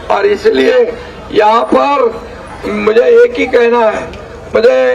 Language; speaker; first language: Hindi; non-native, local second language; Marathi